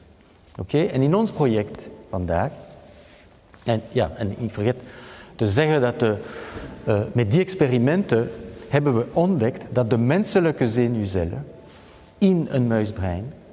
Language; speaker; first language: Dutch; non-native, local second language; French